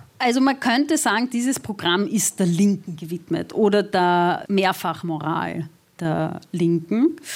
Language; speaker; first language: German; native; German